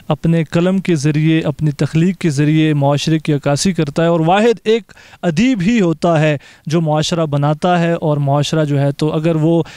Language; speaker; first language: Urdu; non-native, local second language; Pashto